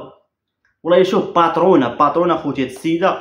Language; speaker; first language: Arabic; native; Arabic